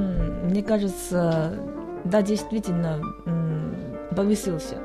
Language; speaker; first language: Russian; non-native, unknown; Chinese